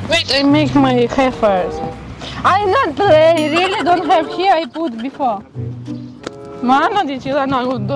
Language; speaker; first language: English; non-native, learner; Russian